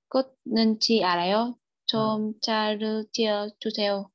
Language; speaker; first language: Korean; non-native, learner; Vietnamese